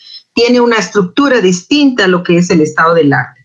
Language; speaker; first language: Spanish; native; Spanish